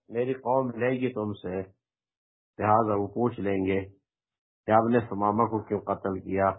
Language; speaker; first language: Urdu; non-native, local second language; Pashto